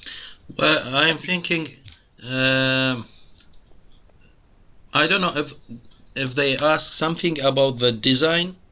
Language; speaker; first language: English; non-native, fluent; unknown